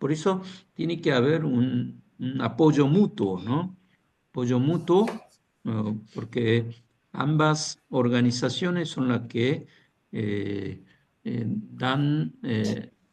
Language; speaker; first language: Spanish; non-native, fluent; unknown